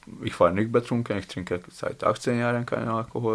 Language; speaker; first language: German; non-native, learner; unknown